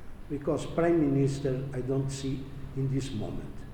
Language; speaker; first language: English; non-native, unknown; Portuguese